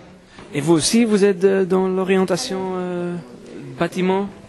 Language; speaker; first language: French; non-native, local second language; Dutch